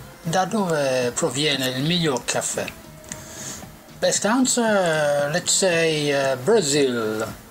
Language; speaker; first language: Italian; non-native, fluent; English